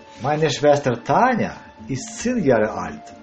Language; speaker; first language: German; non-native, learner; Russian